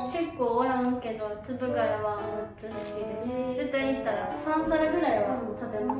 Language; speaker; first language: Japanese; native; Japanese